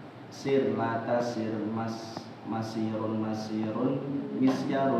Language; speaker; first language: Arabic; non-native, learner; Indonesian